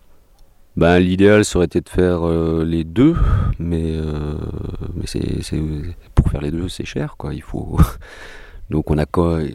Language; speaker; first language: French; native; French